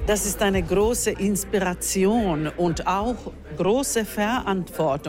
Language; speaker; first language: German; non-native, learner; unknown